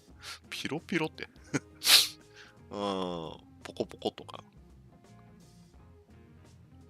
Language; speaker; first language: Japanese; non-native, learner; English